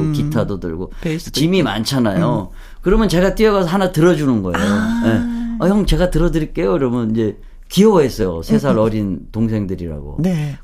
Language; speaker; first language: Korean; native; Korean